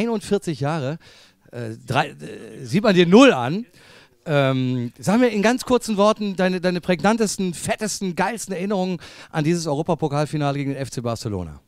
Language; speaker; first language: German; native; German